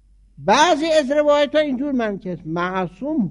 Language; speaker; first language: Persian; native; Persian